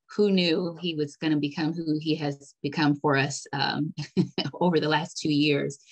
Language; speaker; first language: English; native; English